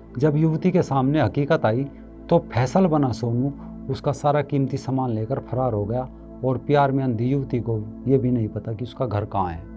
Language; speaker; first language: Hindi; native; Hindi